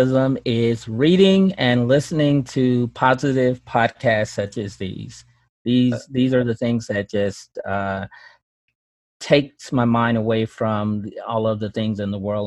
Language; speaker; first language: English; native; English